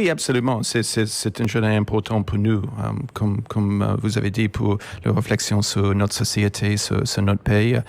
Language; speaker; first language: French; non-native, fluent; English